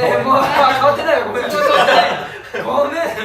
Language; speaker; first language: Japanese; native; Japanese